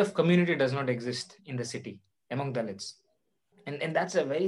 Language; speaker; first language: English; non-native, local second language; Odia